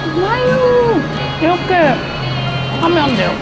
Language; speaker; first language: Korean; non-native, fluent; Japanese